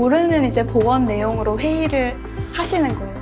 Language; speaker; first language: Korean; native; Korean